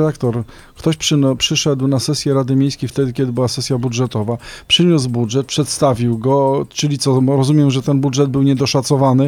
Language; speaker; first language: Polish; native; Polish